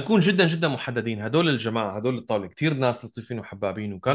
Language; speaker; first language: Arabic; native; Arabic